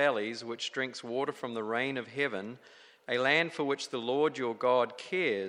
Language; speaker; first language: English; native; English